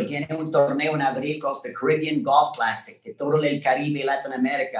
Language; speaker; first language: Spanish; non-native, learner; French